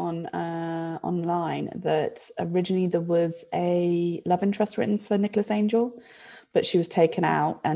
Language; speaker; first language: English; native; English